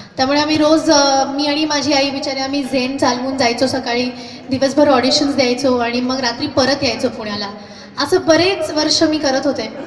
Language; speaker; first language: Marathi; non-native, local second language; Hindi